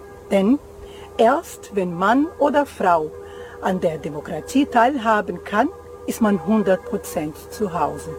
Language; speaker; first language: German; non-native, fluent; Portuguese